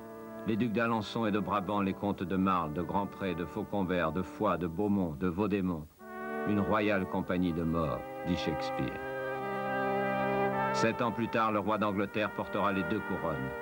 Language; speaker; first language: French; native; French